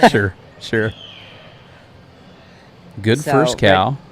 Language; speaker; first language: English; native; English